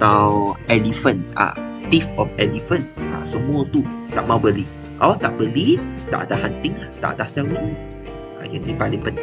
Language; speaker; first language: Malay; non-native, local second language; Chinese